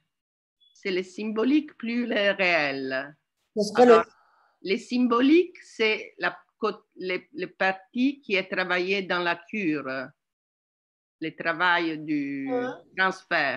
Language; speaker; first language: French; non-native, learner; Italian